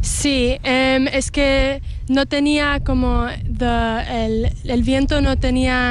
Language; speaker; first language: Spanish; early bilingual, heritage; Spanish